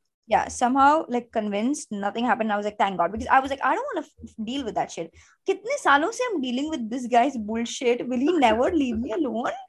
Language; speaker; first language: English; non-native, local second language; Hindi